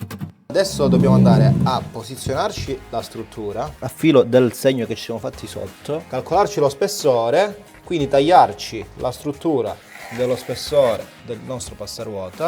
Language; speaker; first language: Italian; native; Italian